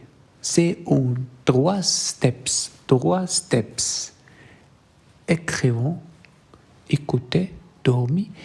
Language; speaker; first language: French; non-native, learner; Arabic